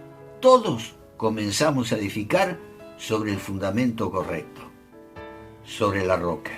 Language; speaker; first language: Spanish; native; Spanish